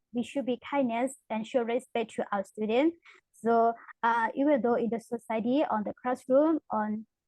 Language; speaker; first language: English; non-native, learner; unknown